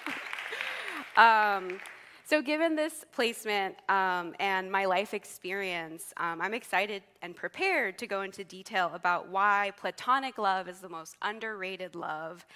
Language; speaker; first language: English; native; English